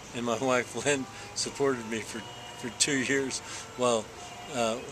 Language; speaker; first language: English; native; English